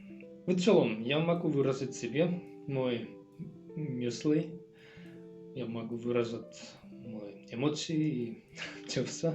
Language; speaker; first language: Russian; non-native, learner; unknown